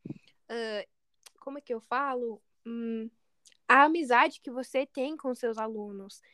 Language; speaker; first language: Portuguese; non-native, fluent; English